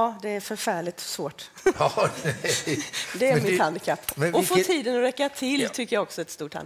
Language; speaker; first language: Swedish; native; Swedish